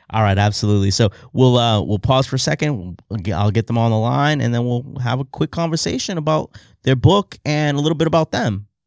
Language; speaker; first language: English; native; English